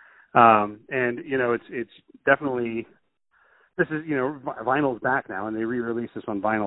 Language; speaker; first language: English; native; English